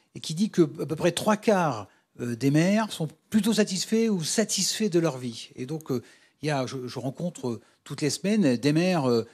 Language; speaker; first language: French; native; French